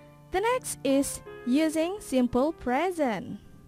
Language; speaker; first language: English; non-native, fluent; Indonesian